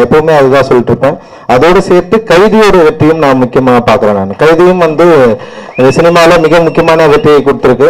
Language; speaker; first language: Tamil; native; Tamil